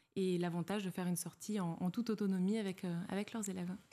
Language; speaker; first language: French; native; French